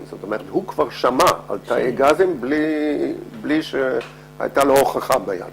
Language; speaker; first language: Hebrew; non-native, fluent; Dutch